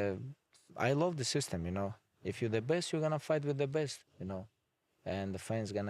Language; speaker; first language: English; non-native, fluent; Avaric